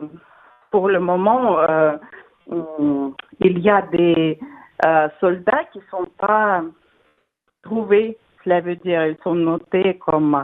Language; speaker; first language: French; non-native, fluent; Russian